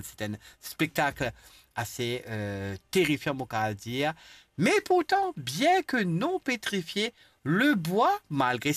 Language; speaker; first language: French; non-native, local second language; Morisyen